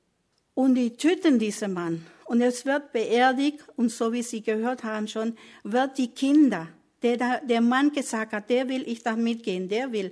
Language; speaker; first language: German; non-native, learner; Spanish